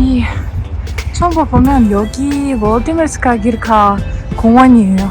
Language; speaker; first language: Korean; non-native, learner; Ukrainian